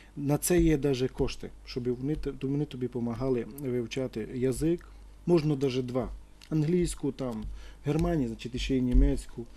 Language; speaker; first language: Ukrainian; non-native, local second language; Romany